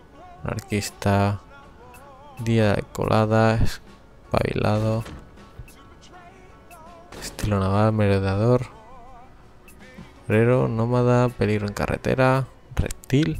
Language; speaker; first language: Spanish; native; Spanish